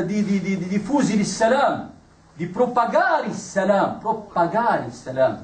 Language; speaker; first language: Italian; non-native, fluent; Arabic